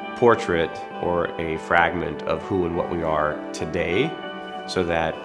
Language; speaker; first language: English; native; English